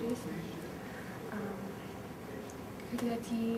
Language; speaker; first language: Russian; non-native, learner; English